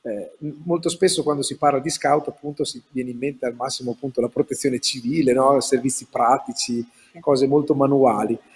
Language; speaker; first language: Italian; native; Italian